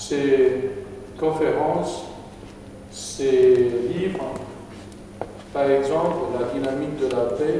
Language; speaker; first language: French; non-native, fluent; Romanian